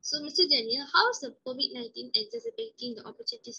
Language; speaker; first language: English; non-native, local second language; Malay